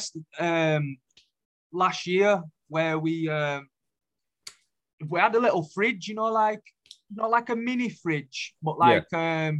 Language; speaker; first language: English; native; English